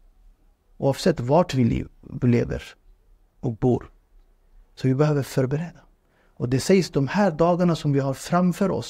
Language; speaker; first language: Swedish; non-native, fluent; Urdu